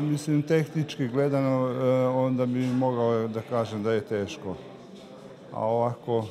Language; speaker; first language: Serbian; non-native, local second language; Hungarian